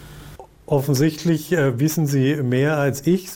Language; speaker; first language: German; non-native, fluent; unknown